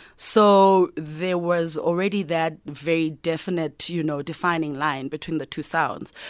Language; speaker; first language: English; non-native, local second language; Zulu